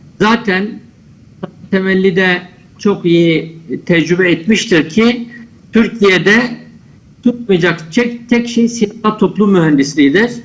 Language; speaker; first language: Turkish; native; Turkish